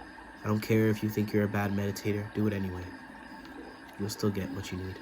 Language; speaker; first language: English; native; English